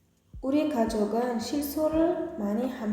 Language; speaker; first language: Korean; non-native, fluent; Uzbek